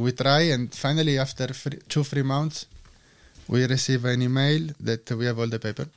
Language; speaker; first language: English; non-native, learner; Italian